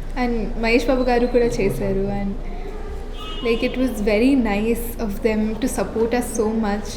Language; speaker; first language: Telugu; non-native, local second language; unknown